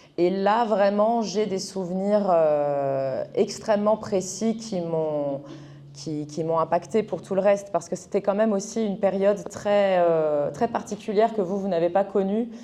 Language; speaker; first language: French; early bilingual, other home language; Arabic